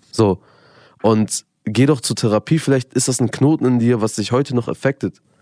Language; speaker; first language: German; early bilingual, other home language; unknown